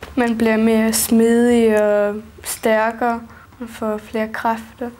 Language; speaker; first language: Danish; native; Danish